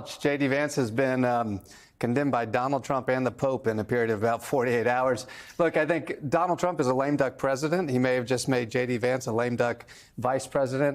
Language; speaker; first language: English; native; English